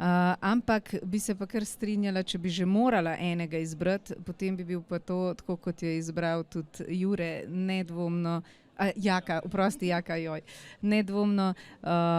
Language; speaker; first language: Slovenian; native; Slovenian